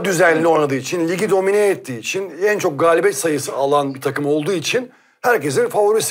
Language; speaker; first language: Turkish; native; Turkish